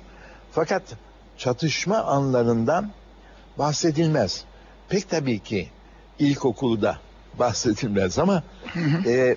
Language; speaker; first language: Turkish; native; Turkish